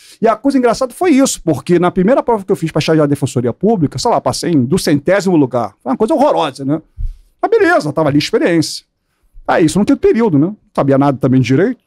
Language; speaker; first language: Portuguese; native; Portuguese